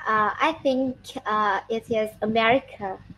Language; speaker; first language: English; non-native, learner; Vietnamese